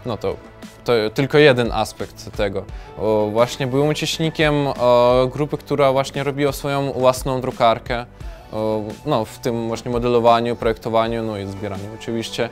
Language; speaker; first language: Polish; non-native, learner; Ukrainian